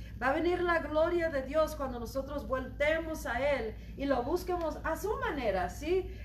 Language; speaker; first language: Spanish; early bilingual, heritage; Spanish